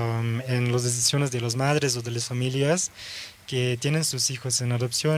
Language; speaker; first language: Spanish; early bilingual, heritage; Dutch